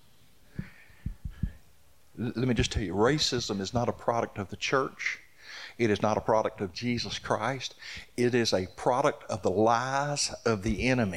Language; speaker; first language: English; native; English